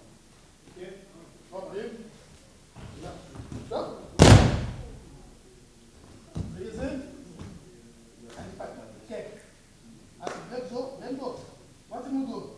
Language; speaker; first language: Dutch; non-native, learner; Lingala